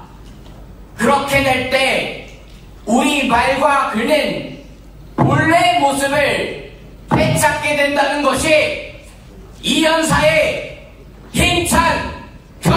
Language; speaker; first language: Korean; native; Korean